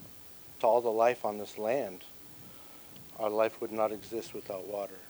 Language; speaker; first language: English; native; English